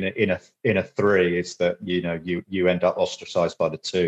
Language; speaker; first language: English; native; English